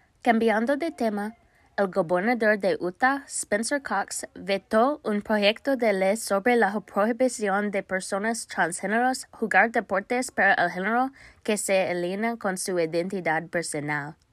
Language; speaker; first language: Spanish; non-native, learner; English